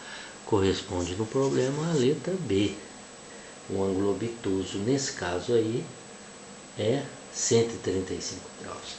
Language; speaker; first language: Portuguese; native; Portuguese